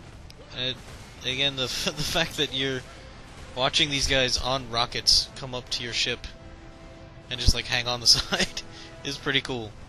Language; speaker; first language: English; native; English